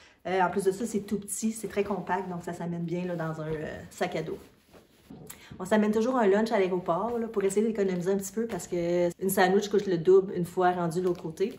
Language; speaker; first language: French; native; French